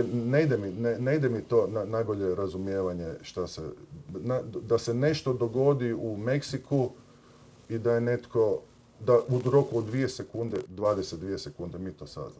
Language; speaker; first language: Serbian; native; Serbian